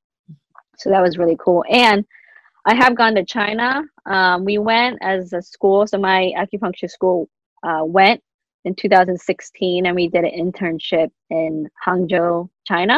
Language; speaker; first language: English; native; English